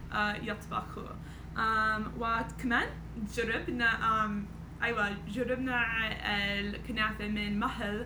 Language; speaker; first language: Arabic; non-native, learner; English